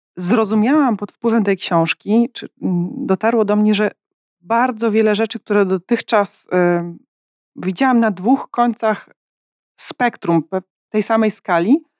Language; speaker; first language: Polish; native; Polish